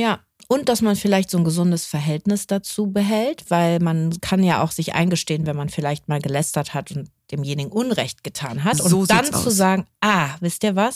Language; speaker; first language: German; native; German